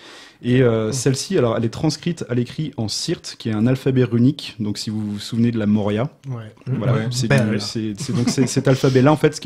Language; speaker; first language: French; native; French